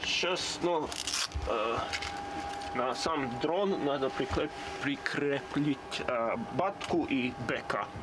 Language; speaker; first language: Ukrainian; non-native, learner; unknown